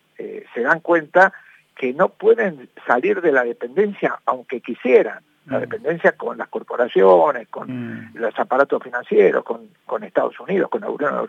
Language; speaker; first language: Spanish; native; Spanish